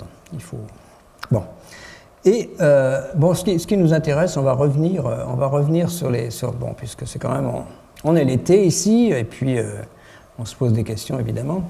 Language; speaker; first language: French; native; French